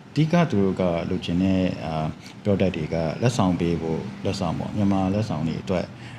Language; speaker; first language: Burmese; native; Burmese